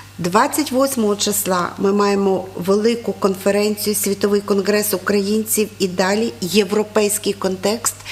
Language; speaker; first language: Ukrainian; native; Ukrainian